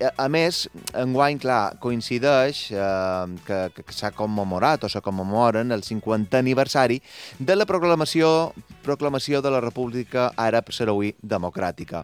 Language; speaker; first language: Catalan; native; Catalan